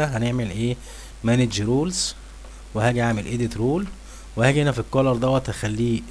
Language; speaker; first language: Arabic; native; Arabic